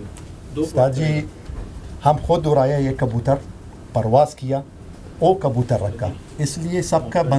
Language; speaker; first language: Hindi; non-native, learner; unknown